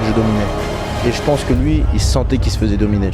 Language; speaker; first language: French; early bilingual, other home language; Chechen